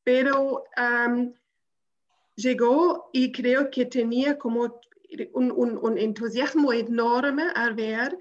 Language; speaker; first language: Spanish; non-native, fluent; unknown